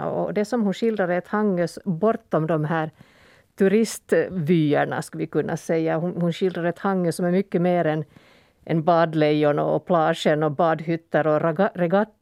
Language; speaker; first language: Swedish; native; Swedish